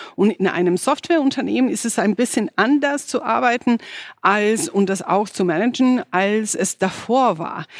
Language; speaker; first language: German; non-native, fluent; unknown